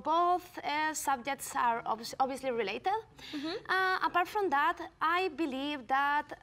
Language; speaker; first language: English; non-native, fluent; Spanish